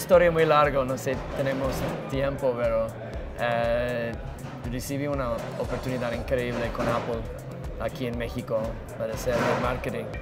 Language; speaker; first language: Spanish; non-native, fluent; English